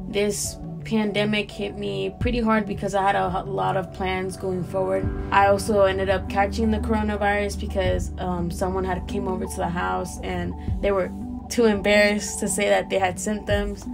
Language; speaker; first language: English; native; English